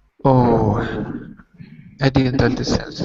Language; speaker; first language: English; non-native, learner; Russian